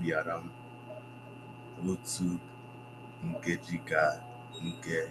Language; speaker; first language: Igbo; non-native, learner; English